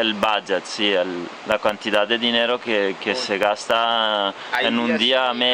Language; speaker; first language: Spanish; non-native, fluent; Italian